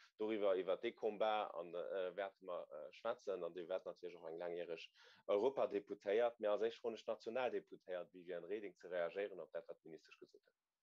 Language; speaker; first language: Luxembourgish; native; Luxembourgish